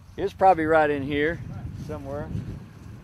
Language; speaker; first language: English; native; English